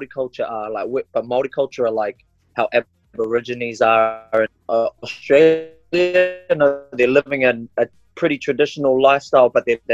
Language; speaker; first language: English; non-native, local second language; Māori